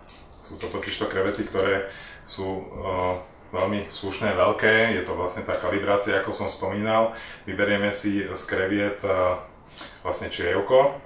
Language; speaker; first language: Slovak; native; Slovak